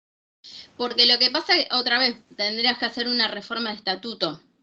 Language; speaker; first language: Spanish; native; Spanish